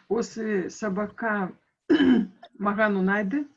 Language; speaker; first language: Kazakh; non-native, local second language; Russian